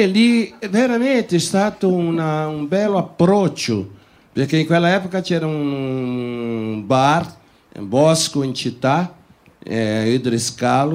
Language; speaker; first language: Italian; non-native, fluent; Portuguese